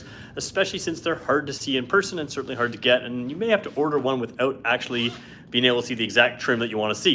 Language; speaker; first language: English; native; English